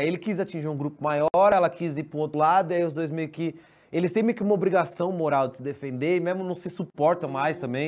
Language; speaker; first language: Portuguese; native; Portuguese